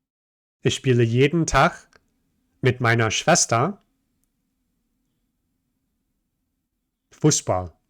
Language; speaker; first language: German; non-native, fluent; English